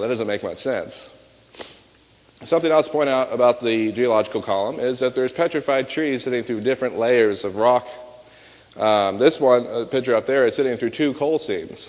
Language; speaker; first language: English; native; English